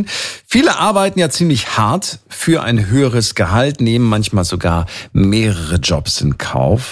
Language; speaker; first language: German; native; German